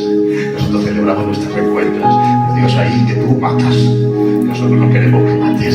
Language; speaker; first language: Spanish; native; Spanish